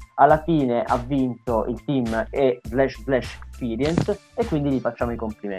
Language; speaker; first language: Italian; native; Italian